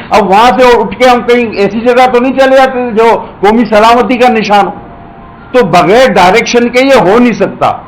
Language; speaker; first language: Urdu; non-native, local second language; Sindhi